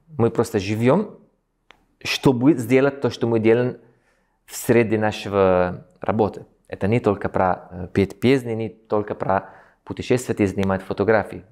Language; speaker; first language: Russian; non-native, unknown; Italian